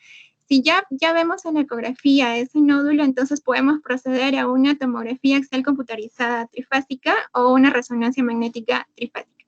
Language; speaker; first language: Spanish; native; Spanish